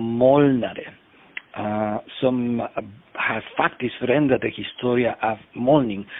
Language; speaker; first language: Swedish; non-native, fluent; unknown